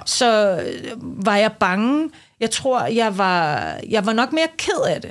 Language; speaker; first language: Danish; early bilingual, other home language; Persian